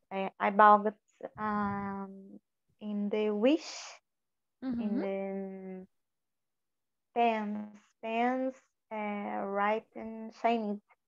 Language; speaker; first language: English; non-native, learner; Portuguese